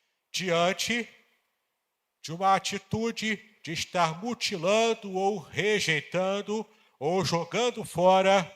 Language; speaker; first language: Portuguese; native; Portuguese